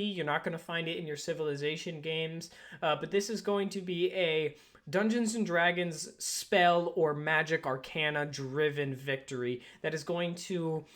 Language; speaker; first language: English; native; English